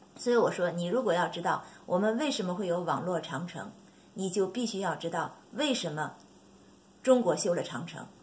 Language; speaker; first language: Chinese; native; Chinese